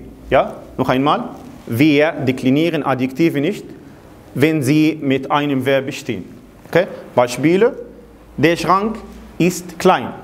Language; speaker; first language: German; non-native, fluent; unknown